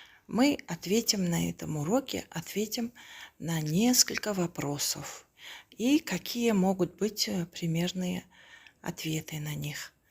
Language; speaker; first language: Russian; non-native, local second language; Kazakh